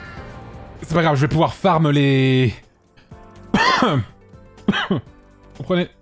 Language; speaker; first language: French; native; French